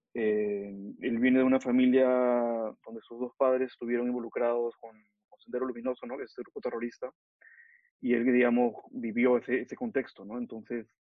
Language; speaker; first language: Spanish; native; Spanish